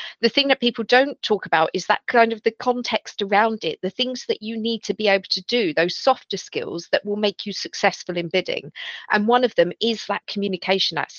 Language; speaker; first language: English; native; English